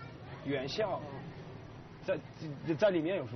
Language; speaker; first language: Chinese; non-native, fluent; English